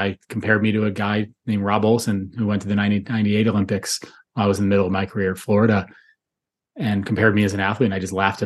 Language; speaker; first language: English; native; English